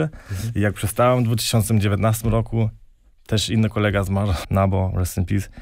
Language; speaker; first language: Polish; early bilingual, heritage; Polish